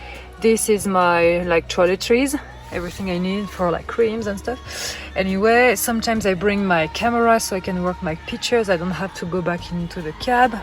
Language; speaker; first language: English; non-native, fluent; French